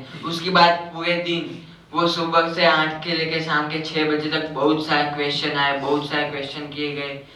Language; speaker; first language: Hindi; native; Hindi